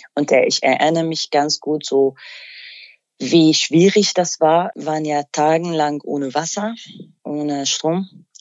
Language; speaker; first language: German; non-native, fluent; Arabic